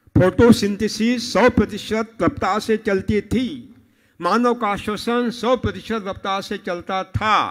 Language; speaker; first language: Hindi; non-native, local second language; Marathi